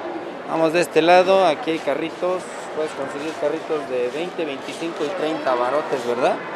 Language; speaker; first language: Spanish; native; Spanish